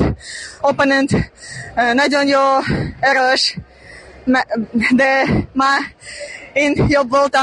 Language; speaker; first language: Hungarian; non-native, learner; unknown